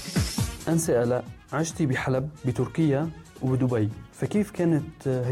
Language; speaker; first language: Arabic; native; Arabic